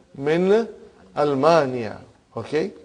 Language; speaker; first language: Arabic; non-native, fluent; Urdu